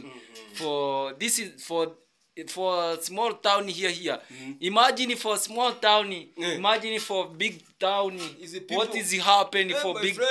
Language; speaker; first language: English; non-native, learner; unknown